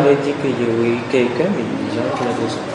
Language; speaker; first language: French; native; French